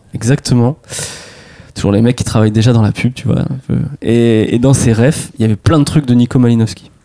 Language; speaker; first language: French; native; French